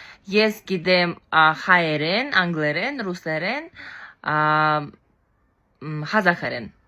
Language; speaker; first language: Armenian; non-native, learner; Russian